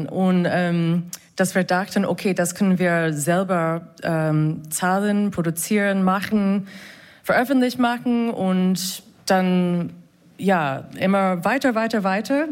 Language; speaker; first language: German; non-native, fluent; English